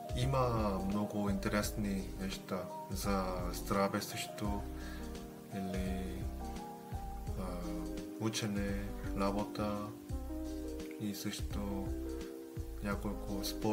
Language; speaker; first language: Bulgarian; non-native, learner; Korean